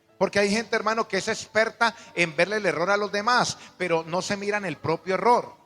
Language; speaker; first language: Spanish; native; Spanish